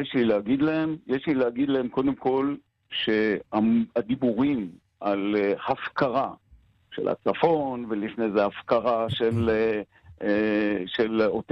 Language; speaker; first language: Hebrew; native; Hebrew